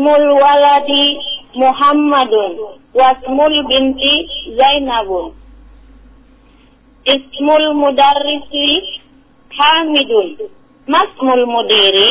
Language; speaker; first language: Arabic; non-native, learner; Indonesian